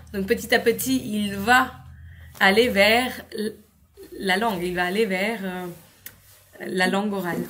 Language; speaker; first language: French; non-native, fluent; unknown